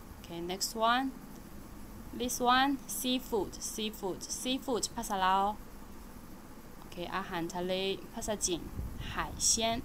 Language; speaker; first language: English; non-native, learner; Chinese